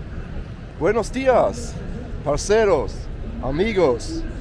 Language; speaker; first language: Spanish; non-native, learner; Luxembourgish